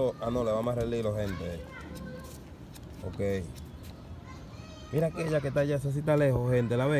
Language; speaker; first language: Spanish; native; Spanish